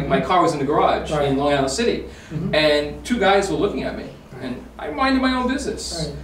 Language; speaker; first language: English; native; English